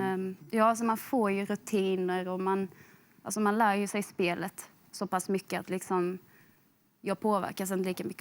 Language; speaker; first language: Swedish; native; Swedish